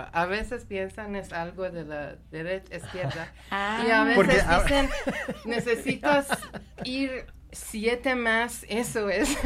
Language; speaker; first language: Spanish; non-native, learner; Persian